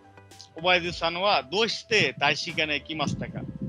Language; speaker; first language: Japanese; non-native, fluent; Bangla